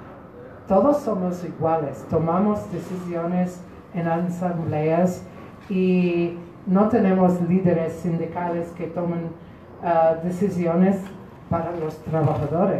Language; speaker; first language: Spanish; non-native, fluent; Polish